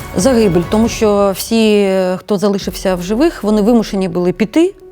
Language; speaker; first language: Ukrainian; native; Ukrainian